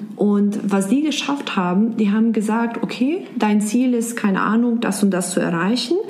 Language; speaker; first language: German; non-native, fluent; Serbian